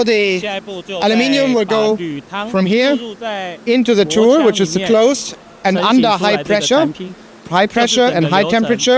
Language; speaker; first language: English; non-native, fluent; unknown